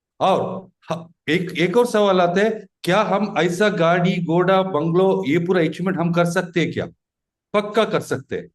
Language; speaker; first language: Hindi; non-native, local second language; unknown